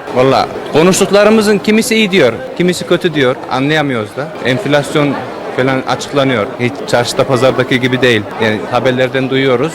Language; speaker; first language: Turkish; native; Turkish